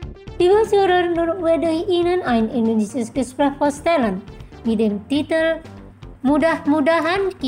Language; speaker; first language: German; non-native, fluent; Indonesian